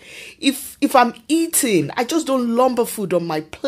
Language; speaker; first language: English; non-native, local second language; Yoruba